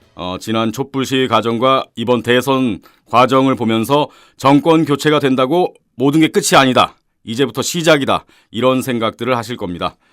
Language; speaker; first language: Korean; native; Korean